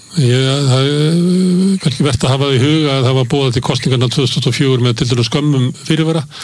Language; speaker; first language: Icelandic; native; Icelandic